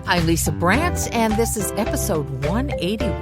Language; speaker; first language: English; native; English